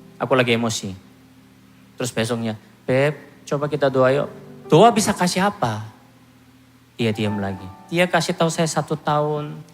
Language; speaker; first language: Indonesian; non-native, fluent; Korean